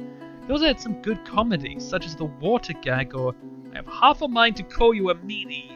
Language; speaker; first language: English; native; English